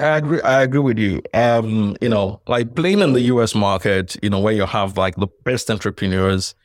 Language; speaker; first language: English; non-native, local second language; Yoruba